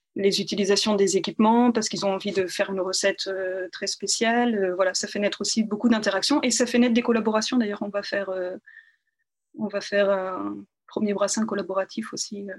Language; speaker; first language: French; native; French